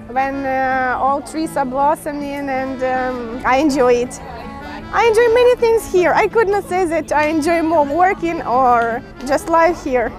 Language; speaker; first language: English; non-native, learner; Ukrainian